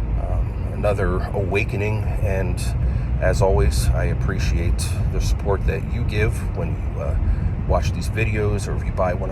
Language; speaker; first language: English; native; English